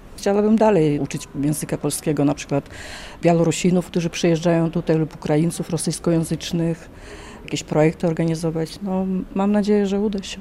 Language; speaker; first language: Polish; early bilingual, heritage; Polish